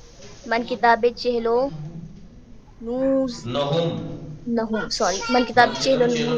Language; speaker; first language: Persian; non-native, learner; Urdu